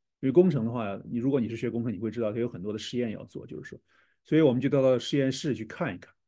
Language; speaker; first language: Chinese; native; Chinese